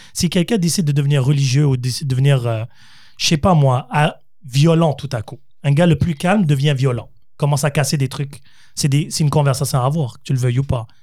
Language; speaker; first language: French; native; French